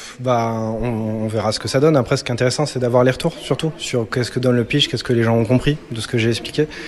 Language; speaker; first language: French; native; French